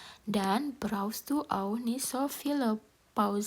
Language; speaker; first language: German; non-native, learner; Indonesian